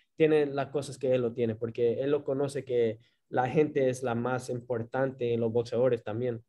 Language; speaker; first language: Spanish; early bilingual, heritage; Spanish